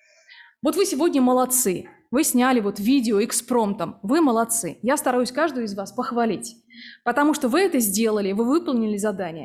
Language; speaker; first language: Russian; native; Russian